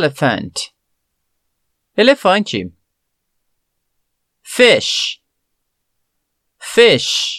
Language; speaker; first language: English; non-native, fluent; Portuguese